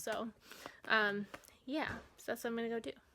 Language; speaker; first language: English; native; English